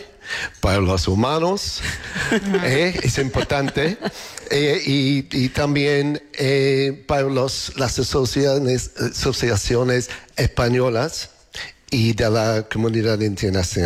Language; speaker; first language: Spanish; non-native, learner; English